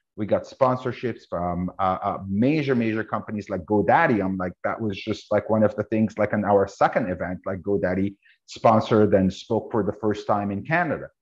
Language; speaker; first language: English; non-native, fluent; Arabic